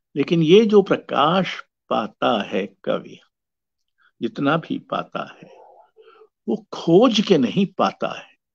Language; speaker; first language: Hindi; native; Hindi